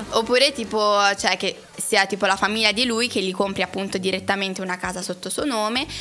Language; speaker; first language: Italian; early bilingual, other home language; Chinese